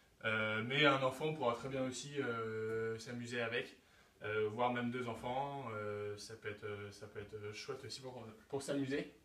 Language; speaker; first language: French; native; French